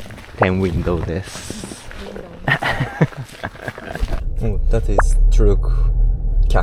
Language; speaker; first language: English; non-native, learner; Japanese